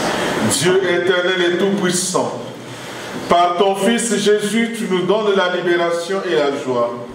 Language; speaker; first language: French; non-native, local second language; Lingala